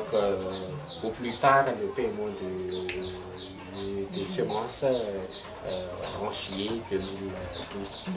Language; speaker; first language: French; non-native, local second language; Malagasy